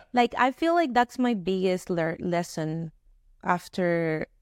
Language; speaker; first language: English; non-native, fluent; Spanish